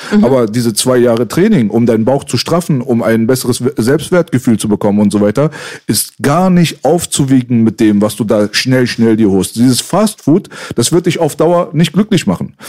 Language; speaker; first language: German; early bilingual, other home language; Persian